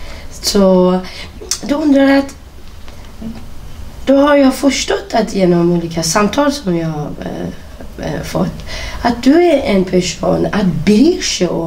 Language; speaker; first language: Swedish; non-native, fluent; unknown